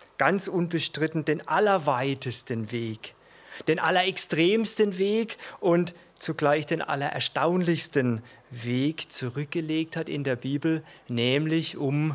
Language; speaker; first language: German; native; German